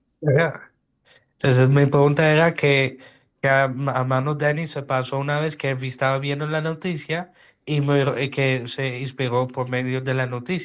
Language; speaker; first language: Spanish; non-native, fluent; Dutch